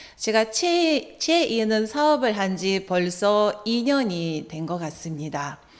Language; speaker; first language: Korean; non-native, fluent; Russian